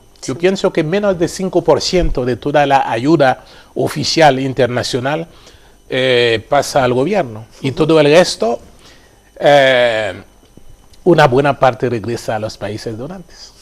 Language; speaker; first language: Spanish; non-native, fluent; Haitian Creole